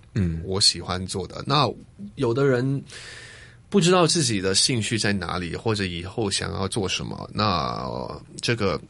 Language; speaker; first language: Chinese; non-native, fluent; Cantonese